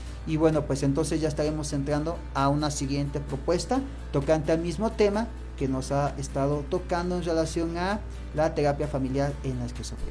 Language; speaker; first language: Spanish; native; Spanish